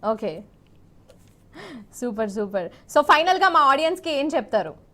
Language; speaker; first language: Telugu; native; Telugu